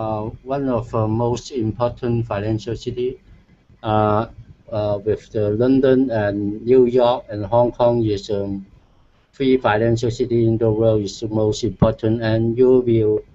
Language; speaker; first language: English; non-native, learner; Cantonese